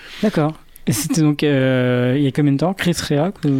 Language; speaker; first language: French; native; French